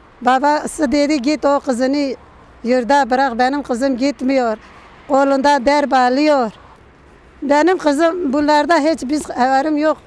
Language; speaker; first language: Turkish; non-native, local second language; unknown